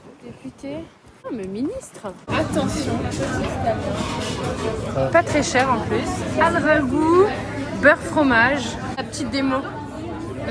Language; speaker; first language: French; native; French